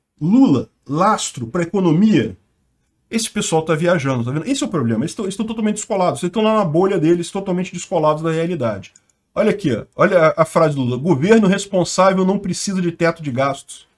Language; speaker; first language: Portuguese; native; Portuguese